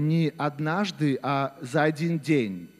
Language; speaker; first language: Russian; native; Russian